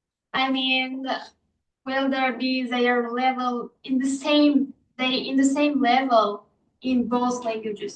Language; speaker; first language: English; non-native, fluent; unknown